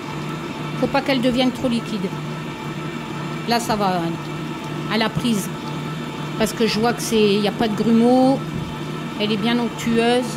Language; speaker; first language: French; native; French